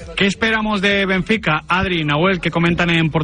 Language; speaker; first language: Spanish; native; Spanish